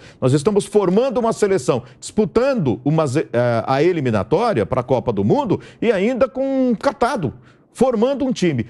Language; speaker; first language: Portuguese; native; Portuguese